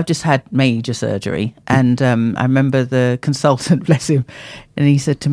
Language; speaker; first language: English; native; English